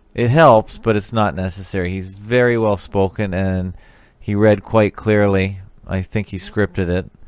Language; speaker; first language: English; native; English